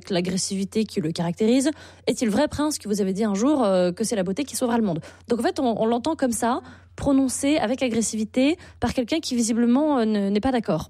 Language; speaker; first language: French; native; French